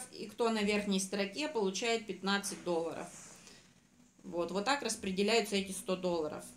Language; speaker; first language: Russian; native; Russian